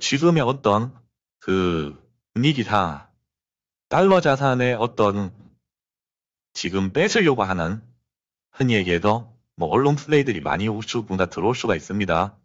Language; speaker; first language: Korean; native; Korean